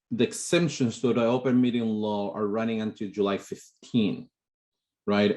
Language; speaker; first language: English; non-native, fluent; Spanish